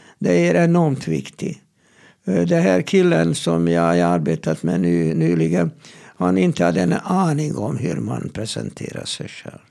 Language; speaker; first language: Swedish; non-native, fluent; Hungarian